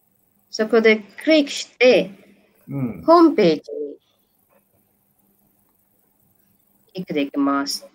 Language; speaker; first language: Japanese; non-native, learner; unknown